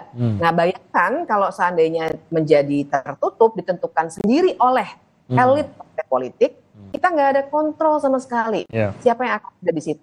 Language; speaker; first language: Indonesian; native; Indonesian